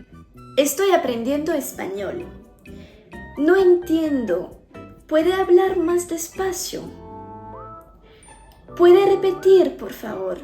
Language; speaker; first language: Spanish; non-native, fluent; French